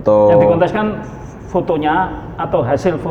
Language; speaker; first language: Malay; non-native, local second language; Javanese